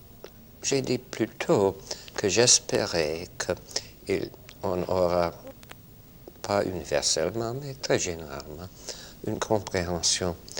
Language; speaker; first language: French; non-native, fluent; English